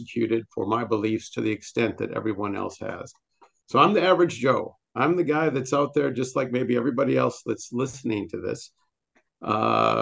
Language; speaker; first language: English; native; English